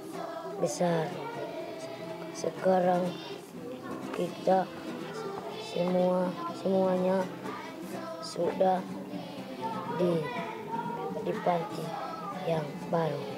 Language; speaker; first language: Indonesian; non-native, local second language; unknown